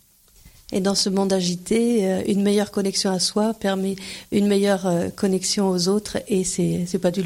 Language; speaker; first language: French; native; French